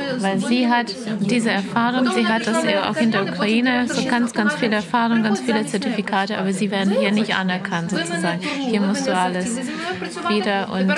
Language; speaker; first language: German; non-native, fluent; Ukrainian